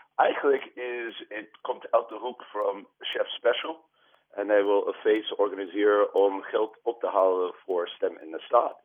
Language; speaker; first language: Dutch; non-native, fluent; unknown